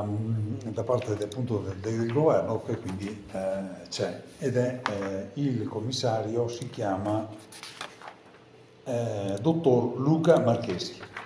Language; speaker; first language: Italian; native; Italian